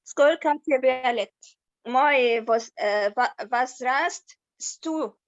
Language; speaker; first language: Russian; non-native, learner; Arabic